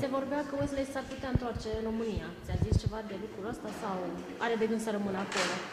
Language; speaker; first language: Romanian; native; Romanian